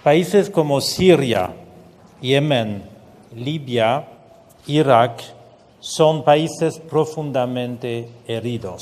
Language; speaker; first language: Spanish; non-native, fluent; French